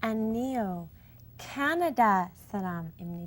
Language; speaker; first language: Korean; non-native, learner; English